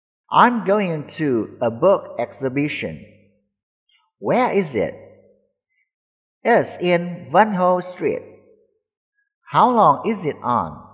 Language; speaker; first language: English; non-native, fluent; Vietnamese